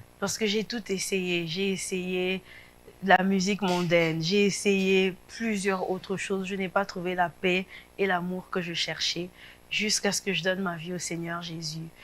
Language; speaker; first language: French; non-native, local second language; Lingala